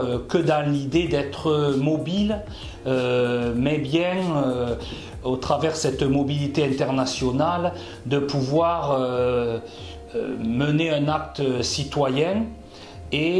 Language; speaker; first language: French; native; French